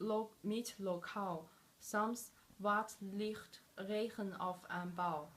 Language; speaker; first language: Dutch; non-native, learner; Chinese